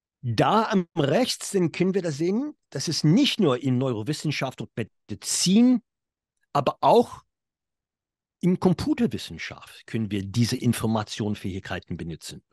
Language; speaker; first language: German; non-native, fluent; English